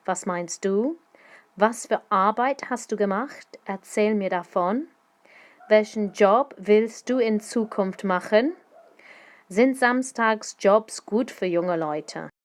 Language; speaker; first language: German; non-native, fluent; English